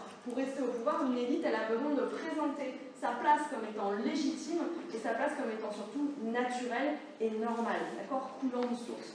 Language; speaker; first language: French; native; French